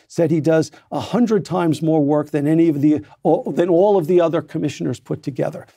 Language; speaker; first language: English; native; English